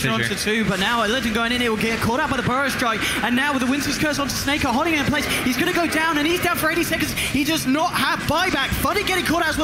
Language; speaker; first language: English; native; English